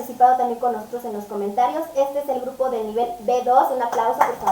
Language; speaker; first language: Spanish; native; Spanish